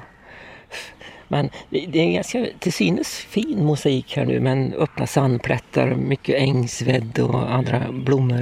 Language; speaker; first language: Swedish; native; Swedish